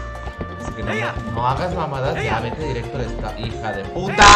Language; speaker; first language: Spanish; native; Spanish